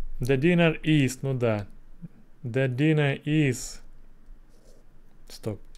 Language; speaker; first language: English; non-native, learner; Russian